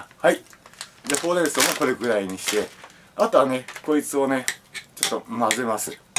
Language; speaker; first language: Japanese; native; Japanese